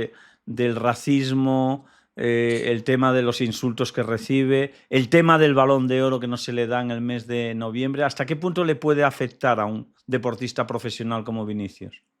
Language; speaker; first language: Spanish; native; Spanish